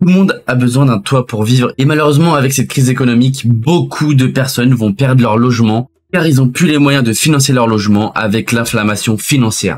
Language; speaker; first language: French; native; French